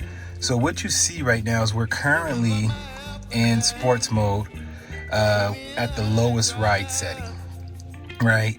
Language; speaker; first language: English; native; English